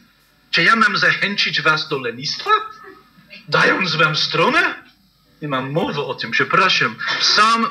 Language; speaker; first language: Polish; non-native, learner; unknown